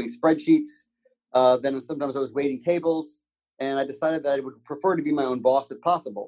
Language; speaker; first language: English; native; English